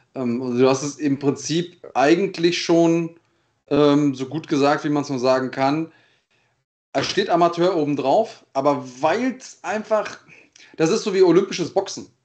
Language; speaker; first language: German; native; German